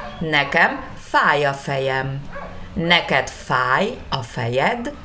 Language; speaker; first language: Hungarian; non-native, fluent; Spanish